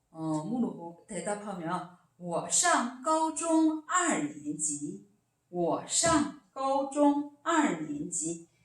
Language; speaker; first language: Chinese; non-native, fluent; Korean